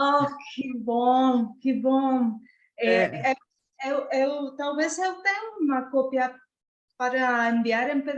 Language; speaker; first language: Portuguese; non-native, fluent; Spanish